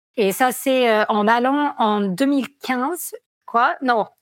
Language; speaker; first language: French; non-native, fluent; English